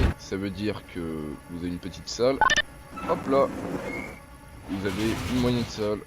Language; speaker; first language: French; native; French